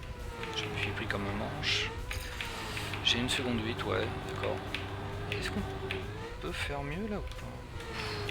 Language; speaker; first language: French; native; French